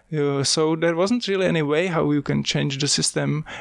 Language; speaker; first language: English; non-native, fluent; Czech